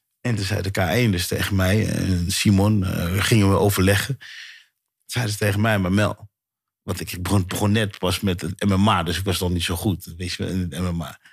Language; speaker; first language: Dutch; early bilingual, other home language; Sranan Tongo